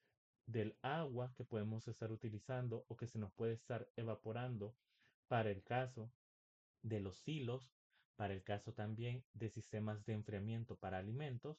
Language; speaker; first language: Spanish; native; Spanish